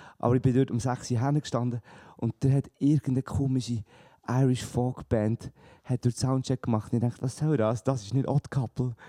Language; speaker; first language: German; native; German